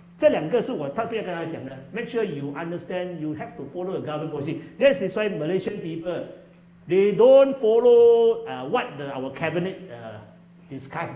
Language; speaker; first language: English; non-native, local second language; Chinese